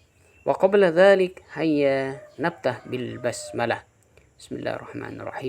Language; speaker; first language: Arabic; non-native, fluent; Indonesian